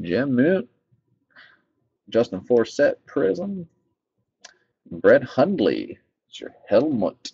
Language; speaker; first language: English; native; English